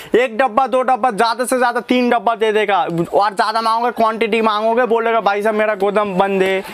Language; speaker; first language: Hindi; non-native, local second language; Bangla